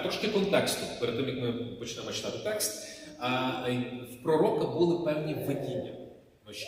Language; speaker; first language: Ukrainian; native; Ukrainian